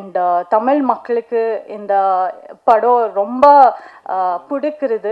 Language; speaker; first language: Tamil; non-native, learner; Kannada